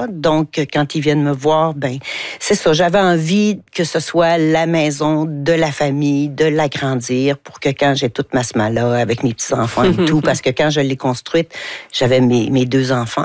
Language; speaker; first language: French; native; French